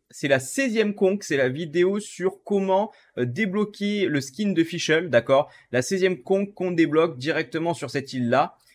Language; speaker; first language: French; native; French